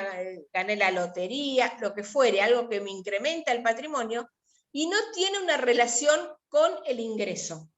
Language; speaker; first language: Spanish; native; Spanish